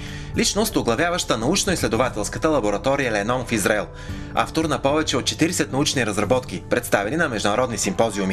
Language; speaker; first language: Bulgarian; native; Bulgarian